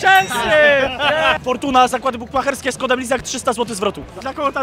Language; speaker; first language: Polish; native; Polish